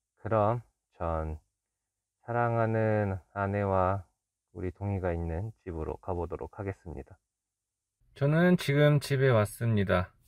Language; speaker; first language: Korean; native; Korean